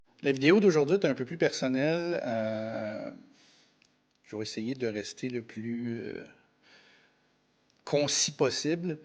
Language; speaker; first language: French; native; French